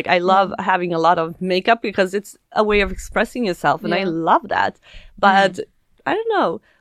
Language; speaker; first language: English; non-native, fluent; Swedish